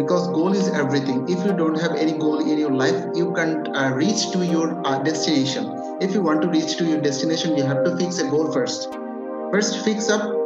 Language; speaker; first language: English; non-native, local second language; Bangla